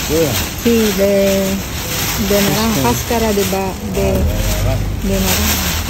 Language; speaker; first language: Spanish; non-native, learner; Filipino